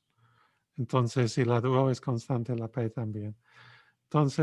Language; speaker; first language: Spanish; non-native, fluent; English